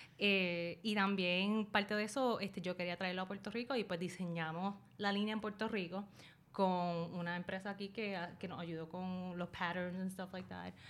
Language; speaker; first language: Spanish; early bilingual, other home language; Chinese